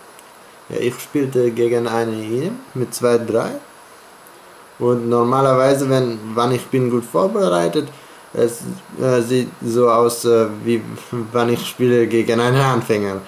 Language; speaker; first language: German; non-native, fluent; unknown